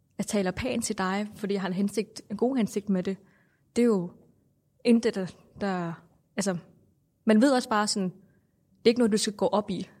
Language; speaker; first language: Danish; non-native, fluent; Thai